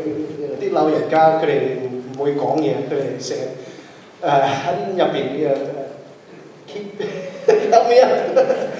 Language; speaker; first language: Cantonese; early bilingual, heritage; Cantonese